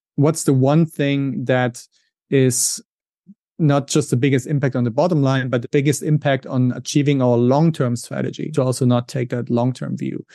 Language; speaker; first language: English; non-native, fluent; German